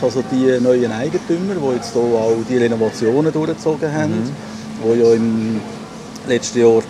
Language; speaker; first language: German; native; German